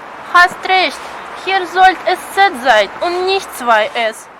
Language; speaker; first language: German; non-native, fluent; Russian